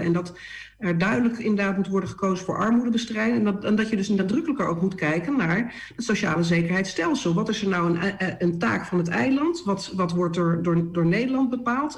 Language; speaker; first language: Dutch; native; Dutch